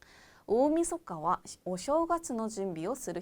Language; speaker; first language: Japanese; non-native, fluent; Korean